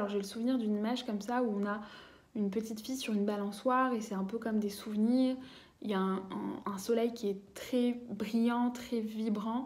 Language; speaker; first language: French; native; French